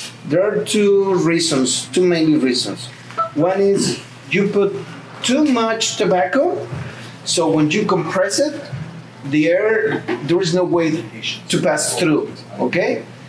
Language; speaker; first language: English; non-native, fluent; Spanish